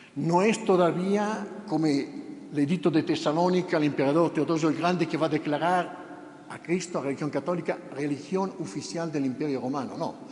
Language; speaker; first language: Spanish; non-native, fluent; Italian